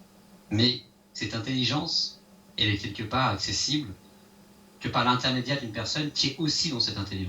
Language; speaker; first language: French; native; French